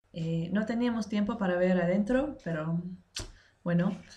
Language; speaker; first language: Spanish; non-native, learner; English